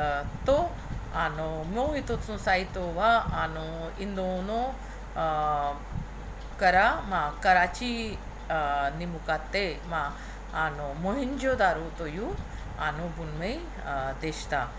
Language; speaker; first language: Japanese; non-native, fluent; Hindi